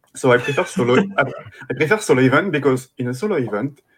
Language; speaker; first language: English; non-native, fluent; French